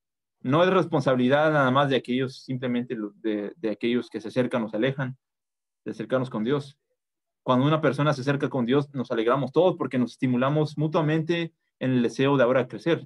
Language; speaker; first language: Spanish; native; Spanish